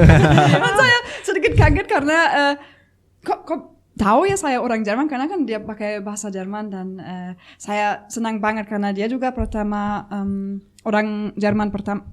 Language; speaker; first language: Indonesian; non-native, fluent; German